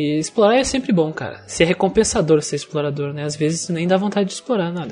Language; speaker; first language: Portuguese; native; Portuguese